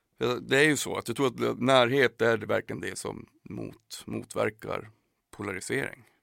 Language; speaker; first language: Swedish; native; Swedish